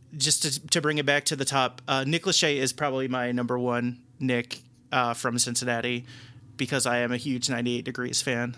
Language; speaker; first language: English; native; English